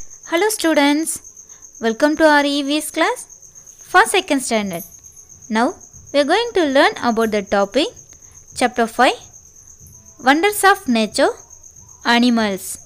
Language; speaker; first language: English; non-native, local second language; Tamil